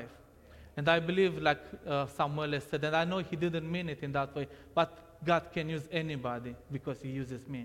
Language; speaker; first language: English; non-native, fluent; Romanian